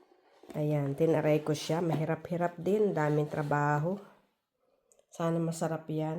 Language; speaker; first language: Filipino; native; Filipino